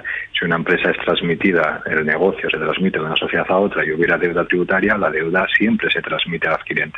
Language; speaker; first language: Spanish; native; Spanish